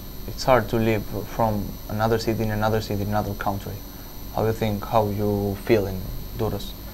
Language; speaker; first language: English; non-native, learner; Albanian